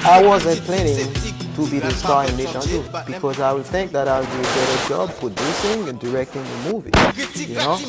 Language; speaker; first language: English; non-native, fluent; Haitian Creole